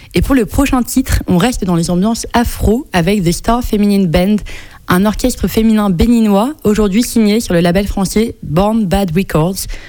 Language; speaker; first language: French; native; French